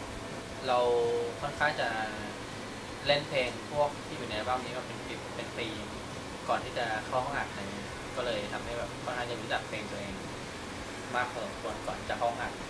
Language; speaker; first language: Thai; native; Thai